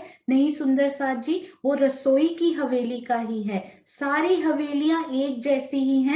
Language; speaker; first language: Hindi; native; Hindi